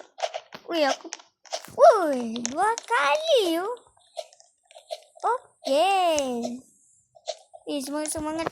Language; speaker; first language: Malay; native; Malay